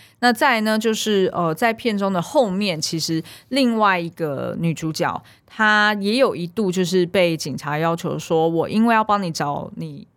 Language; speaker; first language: Chinese; native; Chinese